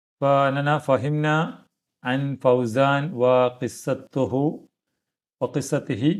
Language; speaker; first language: Arabic; non-native, fluent; Malayalam